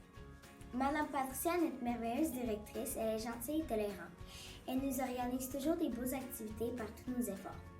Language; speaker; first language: French; native; French